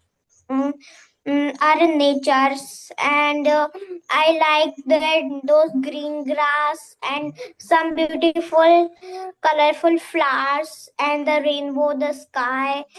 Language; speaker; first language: English; non-native, fluent; Hindi